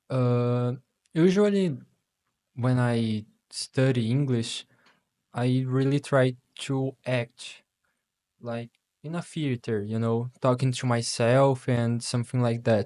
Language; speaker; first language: English; non-native, learner; Portuguese